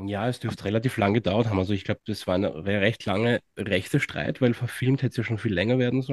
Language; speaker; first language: German; native; German